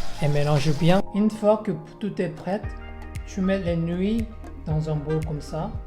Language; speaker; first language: French; non-native, learner; Korean